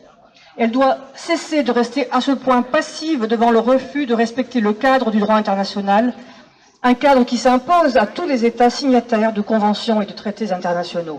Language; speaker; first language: French; native; French